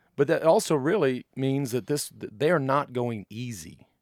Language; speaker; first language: English; native; English